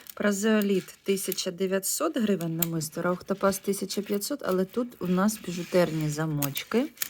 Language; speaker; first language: Ukrainian; non-native, local second language; Russian